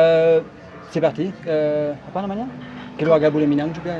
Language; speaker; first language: Indonesian; non-native, learner; French